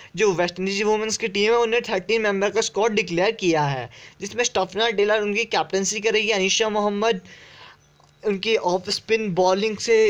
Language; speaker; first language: Hindi; native; Hindi